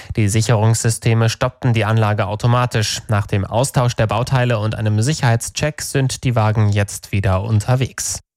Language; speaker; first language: German; native; German